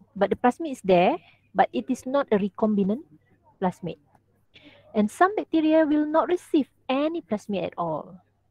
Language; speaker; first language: English; non-native, local second language; Malay